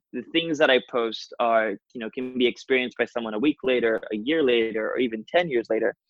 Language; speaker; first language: English; non-native, fluent; Portuguese